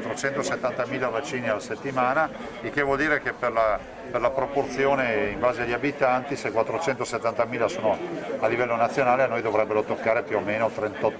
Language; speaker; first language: Italian; native; Italian